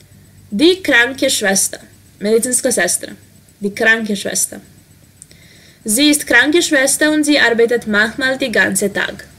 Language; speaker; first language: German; non-native, fluent; Serbian